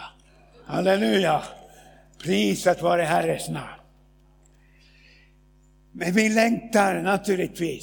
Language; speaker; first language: Swedish; non-native, fluent; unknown